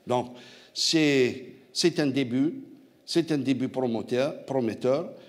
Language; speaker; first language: French; non-native, local second language; Arabic